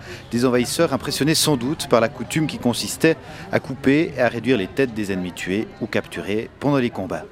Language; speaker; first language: French; native; French